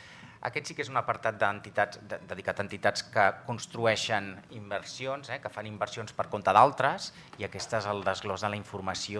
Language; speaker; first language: Catalan; native; Catalan